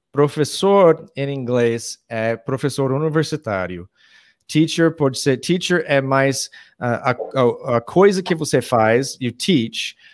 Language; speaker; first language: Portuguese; non-native, fluent; English